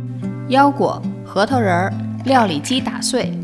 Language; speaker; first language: Chinese; native; Chinese